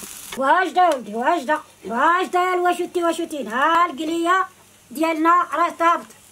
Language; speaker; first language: Arabic; non-native, local second language; Central Atlas Tamazight